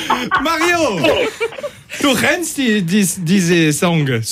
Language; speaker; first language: German; non-native, local second language; French